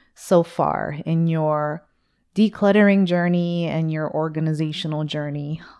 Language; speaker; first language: English; early bilingual, other home language; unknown